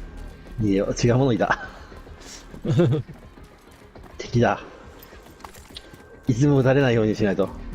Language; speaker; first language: Japanese; native; Japanese